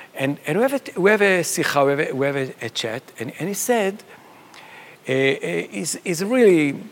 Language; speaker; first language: English; non-native, fluent; Hebrew